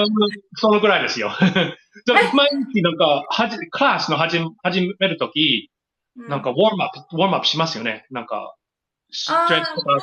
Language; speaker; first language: Japanese; non-native, learner; English